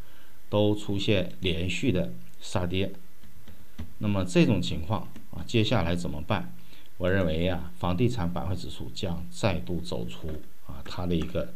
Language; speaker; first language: Chinese; native; Chinese